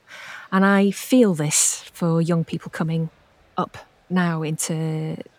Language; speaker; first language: English; native; English